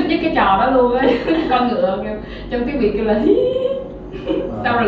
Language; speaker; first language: Vietnamese; native; Vietnamese